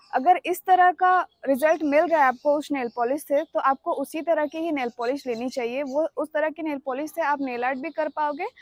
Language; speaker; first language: Hindi; non-native, local second language; Odia